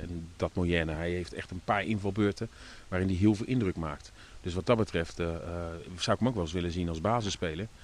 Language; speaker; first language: Dutch; native; Dutch